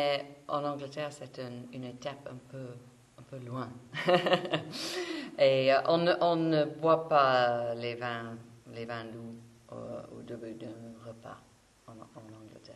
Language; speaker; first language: French; non-native, fluent; English